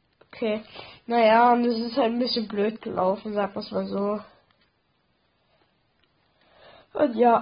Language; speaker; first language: German; native; German